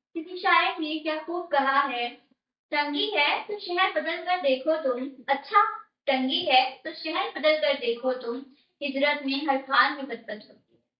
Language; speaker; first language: Urdu; native; Urdu